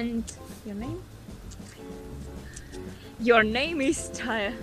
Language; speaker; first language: English; non-native, learner; Russian